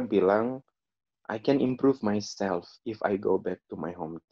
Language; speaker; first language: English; non-native, fluent; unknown